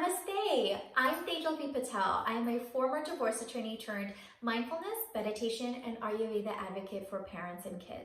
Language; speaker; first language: English; native; English